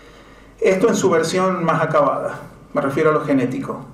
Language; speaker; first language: Spanish; native; Spanish